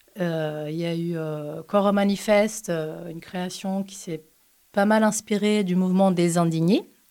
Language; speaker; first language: French; non-native, fluent; Portuguese